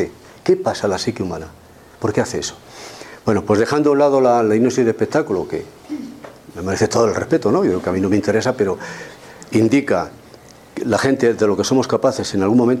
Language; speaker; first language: Spanish; native; Spanish